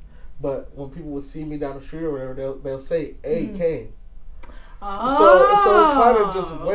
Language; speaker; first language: English; native; English